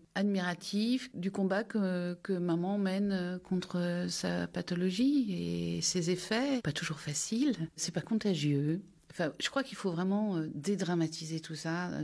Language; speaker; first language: French; native; French